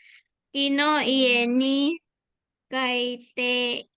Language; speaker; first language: Japanese; non-native, learner; Filipino